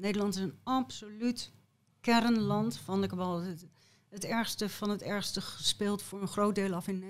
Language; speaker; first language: Dutch; native; Dutch